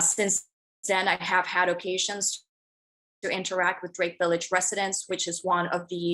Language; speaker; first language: English; early bilingual, other home language; Spanish